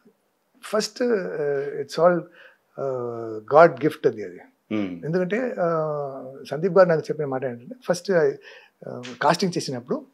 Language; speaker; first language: Telugu; non-native, fluent; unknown